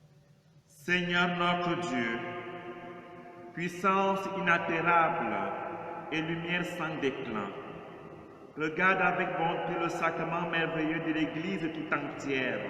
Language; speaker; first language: French; native; French